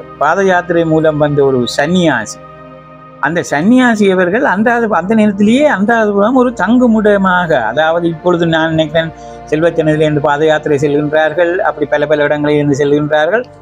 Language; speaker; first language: Tamil; native; Tamil